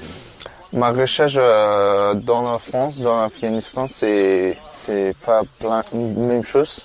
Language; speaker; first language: French; non-native, learner; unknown